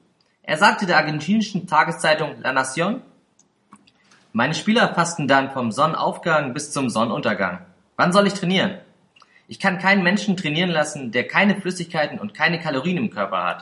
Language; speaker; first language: German; native; German